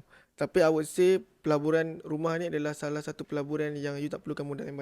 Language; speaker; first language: Malay; native; Malay